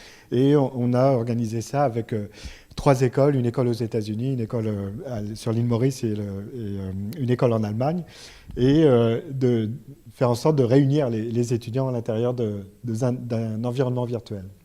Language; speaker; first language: French; native; French